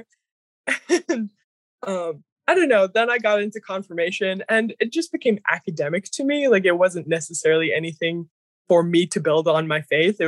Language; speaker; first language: English; native; English